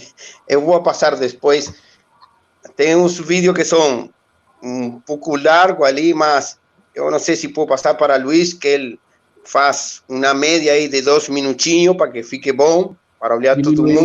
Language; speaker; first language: Portuguese; non-native, learner; Spanish